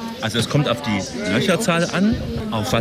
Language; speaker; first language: German; native; German